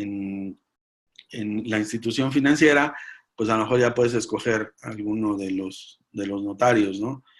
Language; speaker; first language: Spanish; native; Spanish